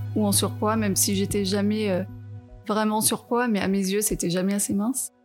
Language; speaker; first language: French; native; French